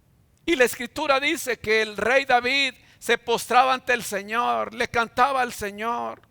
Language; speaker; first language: Spanish; native; Spanish